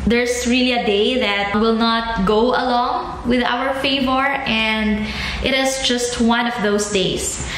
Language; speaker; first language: English; non-native, local second language; Filipino